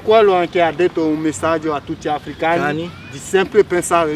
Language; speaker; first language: Italian; non-native, fluent; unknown